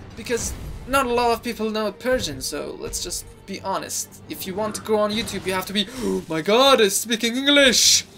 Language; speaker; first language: English; non-native, fluent; Persian